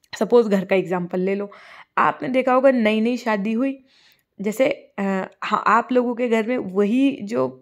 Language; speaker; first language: Hindi; native; Hindi